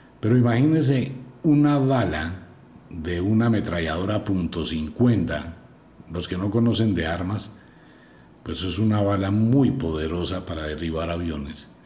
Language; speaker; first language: Spanish; native; Spanish